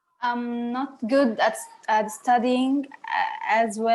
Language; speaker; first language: English; non-native, learner; Arabic